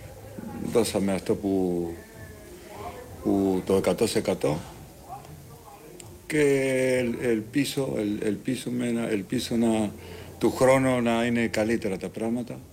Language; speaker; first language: Greek; non-native, learner; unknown